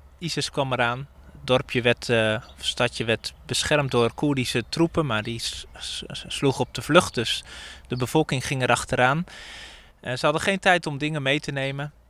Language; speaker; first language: Dutch; native; Dutch